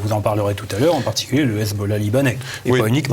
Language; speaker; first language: French; native; French